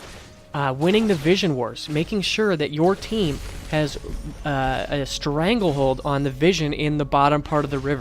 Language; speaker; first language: English; native; English